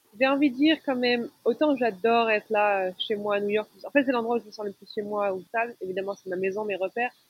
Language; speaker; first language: French; non-native, local second language; Arabic